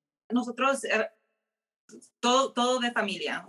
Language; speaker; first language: Spanish; early bilingual, heritage; Spanish